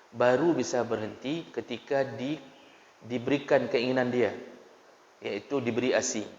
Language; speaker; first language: Malay; non-native, local second language; Achinese